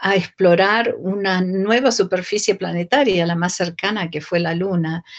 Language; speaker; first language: Spanish; native; Spanish